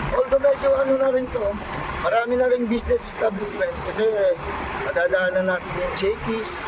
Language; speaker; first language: Filipino; non-native, local second language; Iloko